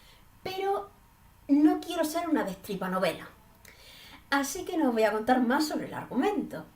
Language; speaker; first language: Spanish; native; Spanish